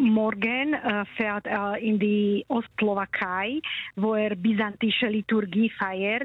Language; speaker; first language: German; non-native, fluent; Slovak